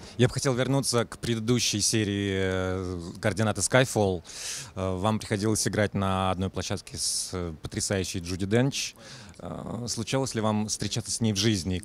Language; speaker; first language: Russian; native; Russian